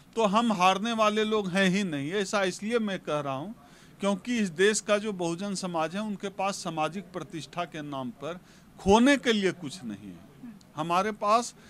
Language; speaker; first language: Hindi; native; Hindi